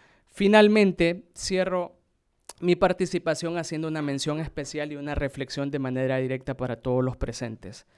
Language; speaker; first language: Spanish; native; Spanish